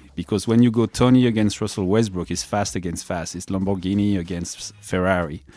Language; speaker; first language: English; non-native, fluent; French